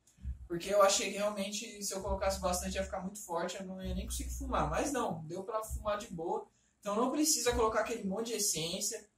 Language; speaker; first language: Portuguese; native; Portuguese